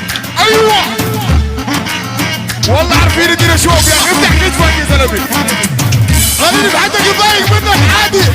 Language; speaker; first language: Arabic; native; Arabic